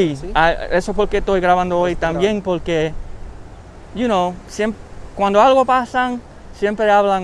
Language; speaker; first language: Spanish; early bilingual, heritage; English